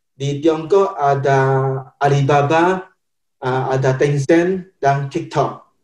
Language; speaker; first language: Indonesian; non-native, fluent; Chinese